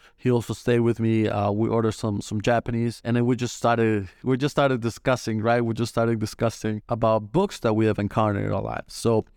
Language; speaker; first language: English; non-native, fluent; Spanish